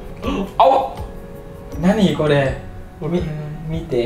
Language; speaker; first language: Japanese; non-native, learner; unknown